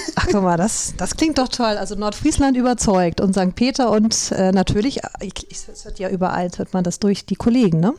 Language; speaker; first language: German; native; German